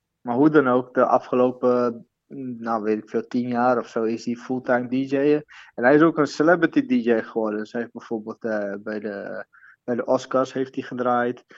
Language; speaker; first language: Dutch; native; Dutch